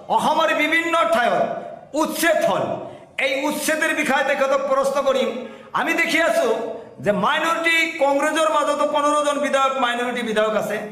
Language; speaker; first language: Assamese; non-native, local second language; Bangla